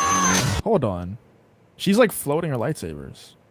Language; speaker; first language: English; native; English